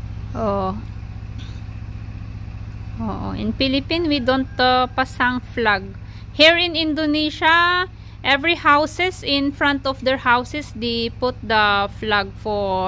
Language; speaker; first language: English; non-native, learner; Filipino